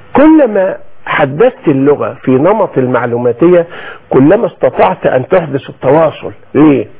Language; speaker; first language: Arabic; native; Arabic